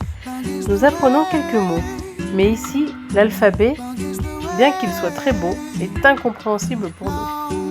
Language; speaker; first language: French; native; French